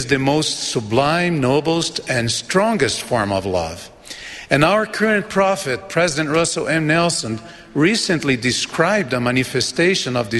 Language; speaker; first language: English; non-native, fluent; Portuguese